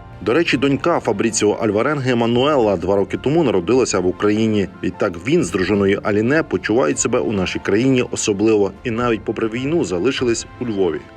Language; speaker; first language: Ukrainian; native; Ukrainian